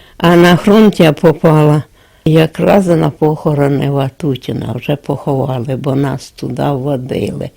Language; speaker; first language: Ukrainian; native; Ukrainian